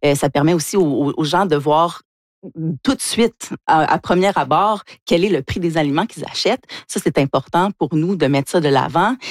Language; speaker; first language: French; native; French